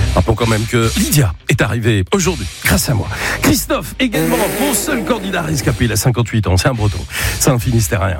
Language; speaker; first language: French; native; French